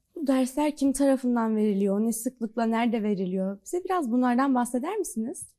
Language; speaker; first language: Turkish; native; Turkish